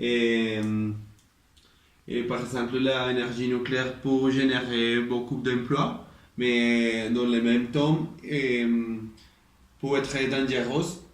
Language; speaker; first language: French; non-native, learner; Spanish